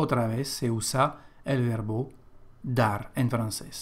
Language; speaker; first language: Spanish; non-native, fluent; French